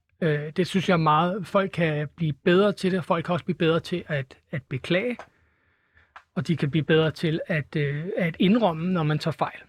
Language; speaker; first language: Danish; native; Danish